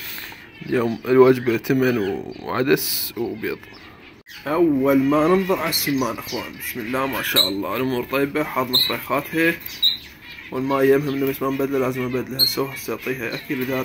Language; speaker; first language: Arabic; native; Arabic